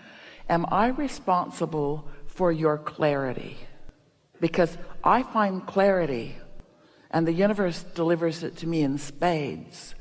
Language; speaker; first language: English; native; English